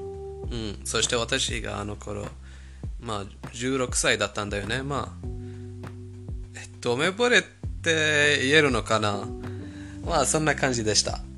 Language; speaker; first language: Japanese; non-native, fluent; Persian